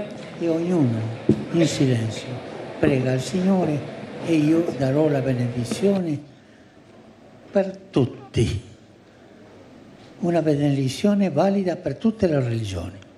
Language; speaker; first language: Italian; non-native, fluent; Spanish